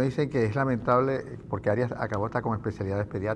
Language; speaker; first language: Spanish; native; Spanish